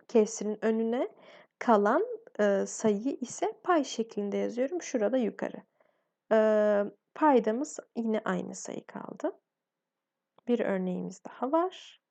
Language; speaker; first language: Turkish; native; Turkish